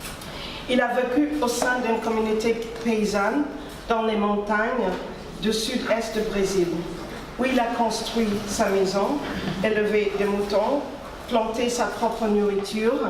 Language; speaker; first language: French; non-native, fluent; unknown